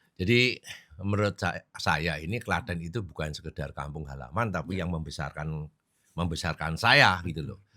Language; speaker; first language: Indonesian; native; Indonesian